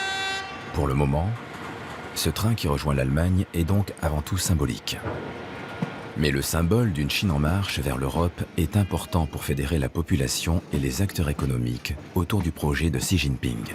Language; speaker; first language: French; native; French